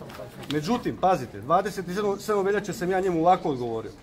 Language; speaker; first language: Croatian; native; Croatian